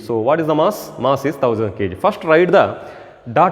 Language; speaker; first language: English; non-native, local second language; Kannada